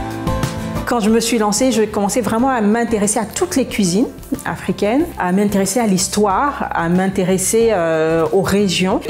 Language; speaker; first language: French; native; French